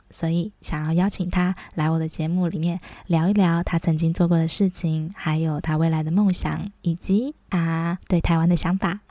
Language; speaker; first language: Chinese; native; Chinese